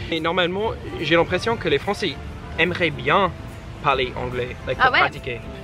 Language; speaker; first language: English; native; English